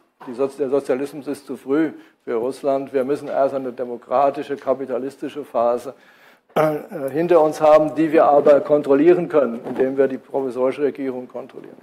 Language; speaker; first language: German; native; German